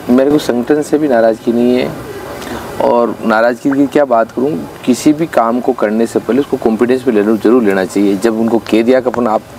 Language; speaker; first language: Hindi; native; Hindi